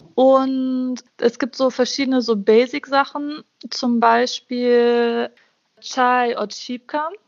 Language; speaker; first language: German; early bilingual, other home language; Bosnian